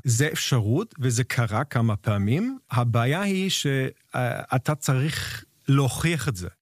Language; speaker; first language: Hebrew; non-native, fluent; German